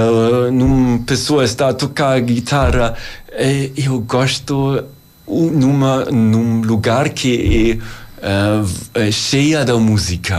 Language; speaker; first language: Portuguese; non-native, learner; German